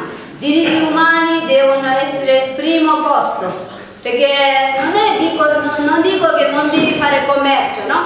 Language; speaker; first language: Italian; non-native, learner; Tibetan